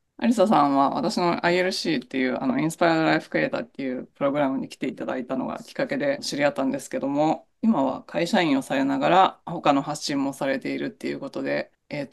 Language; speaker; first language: Japanese; native; Japanese